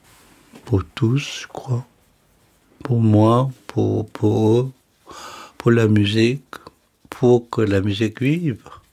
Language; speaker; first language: French; non-native, fluent; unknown